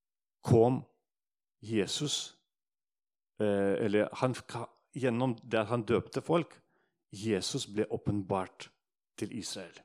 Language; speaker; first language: Norwegian; non-native, fluent; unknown